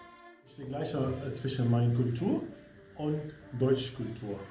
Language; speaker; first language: German; non-native, fluent; Arabic